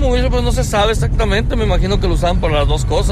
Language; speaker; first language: Spanish; native; Spanish